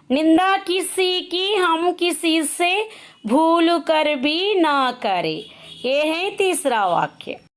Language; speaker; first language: Hindi; non-native, local second language; Telugu